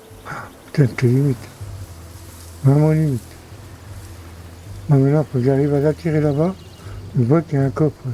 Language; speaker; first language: French; native; French